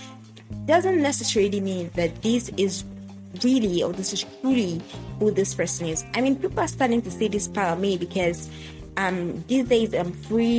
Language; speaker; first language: English; non-native, local second language; Yoruba